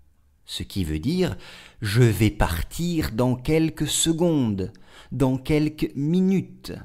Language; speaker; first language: French; native; French